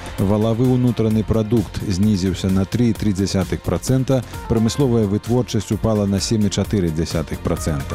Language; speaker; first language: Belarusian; native; Belarusian